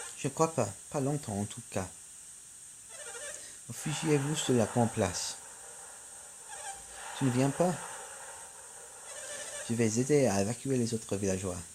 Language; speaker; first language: French; non-native, learner; English